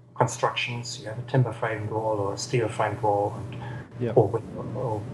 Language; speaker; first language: English; non-native, fluent; German